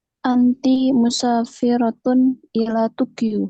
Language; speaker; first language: Arabic; non-native, learner; Indonesian